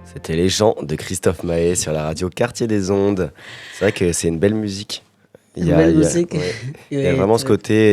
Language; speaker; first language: French; native; French